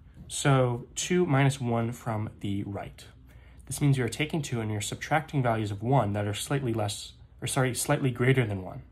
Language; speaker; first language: English; native; English